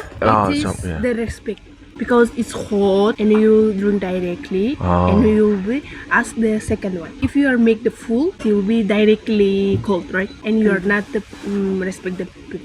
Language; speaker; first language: English; non-native, learner; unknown